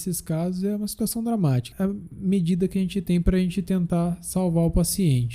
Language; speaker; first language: Portuguese; native; Portuguese